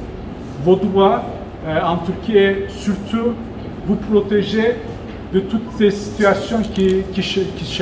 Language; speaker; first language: French; non-native, local second language; Turkish